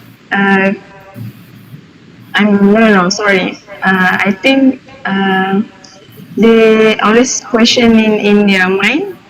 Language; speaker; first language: English; non-native, learner; Malay